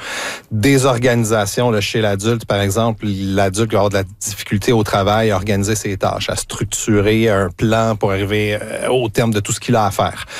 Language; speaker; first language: French; native; French